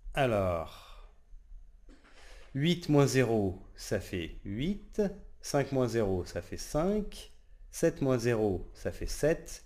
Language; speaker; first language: French; native; French